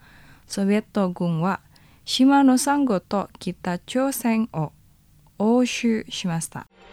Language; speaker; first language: Japanese; non-native, fluent; Indonesian